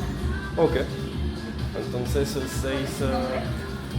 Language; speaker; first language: Spanish; non-native, learner; French